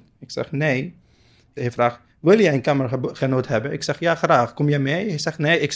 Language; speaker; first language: Dutch; non-native, learner; Arabic